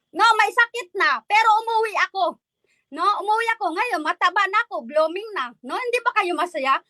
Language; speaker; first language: Filipino; non-native, local second language; Waray